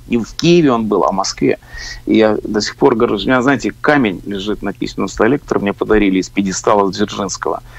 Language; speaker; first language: Russian; native; Russian